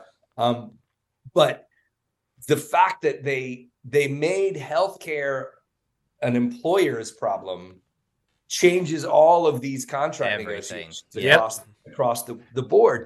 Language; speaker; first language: English; native; English